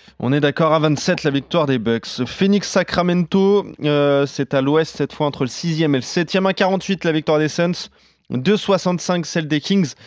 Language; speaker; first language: French; native; French